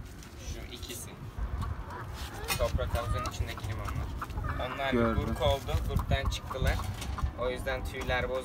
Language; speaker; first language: Turkish; native; Turkish